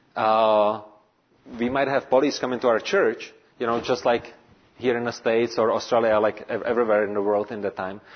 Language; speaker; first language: English; non-native, fluent; Czech